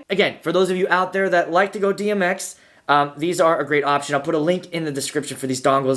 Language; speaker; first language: English; native; English